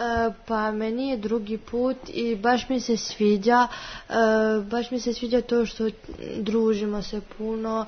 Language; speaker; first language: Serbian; early bilingual, heritage; Serbian